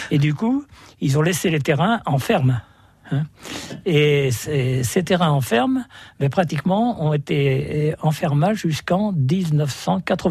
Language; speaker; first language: French; native; French